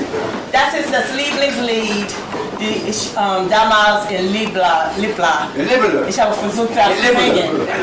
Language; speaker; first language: German; non-native, learner; English